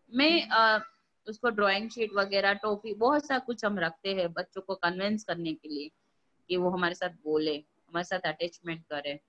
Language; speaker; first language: Hindi; non-native, local second language; Gujarati